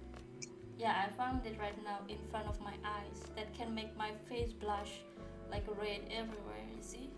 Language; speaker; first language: English; non-native, learner; Indonesian